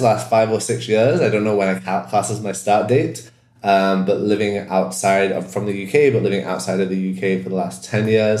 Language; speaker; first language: English; native; English